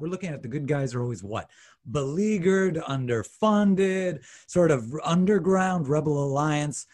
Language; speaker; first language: English; native; English